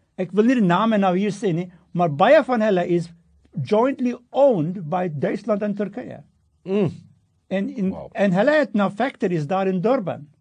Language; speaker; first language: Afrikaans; non-native, fluent; Turkish